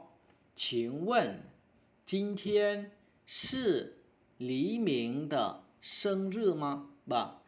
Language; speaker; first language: Chinese; non-native, learner; Khmer